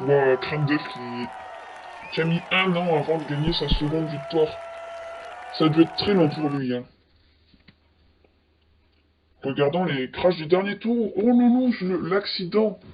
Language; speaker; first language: French; native; French